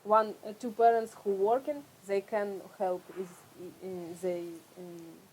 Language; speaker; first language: English; non-native, learner; Russian